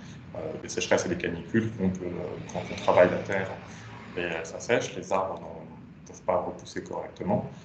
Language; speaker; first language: French; native; French